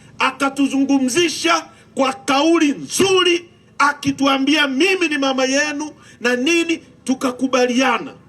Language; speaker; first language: Swahili; native; Swahili